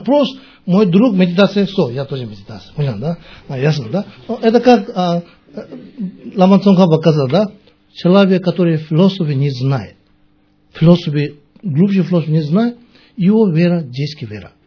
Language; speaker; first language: Russian; non-native, learner; Tibetan